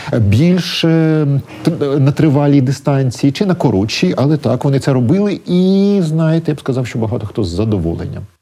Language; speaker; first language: Ukrainian; native; Ukrainian